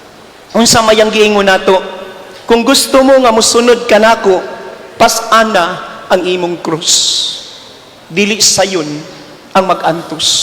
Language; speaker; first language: Cebuano; native; Cebuano